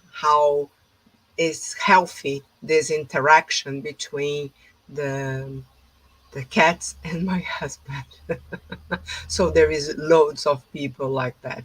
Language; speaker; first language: English; non-native, fluent; Portuguese